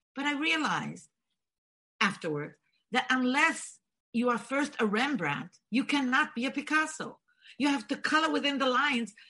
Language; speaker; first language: English; non-native, fluent; Bulgarian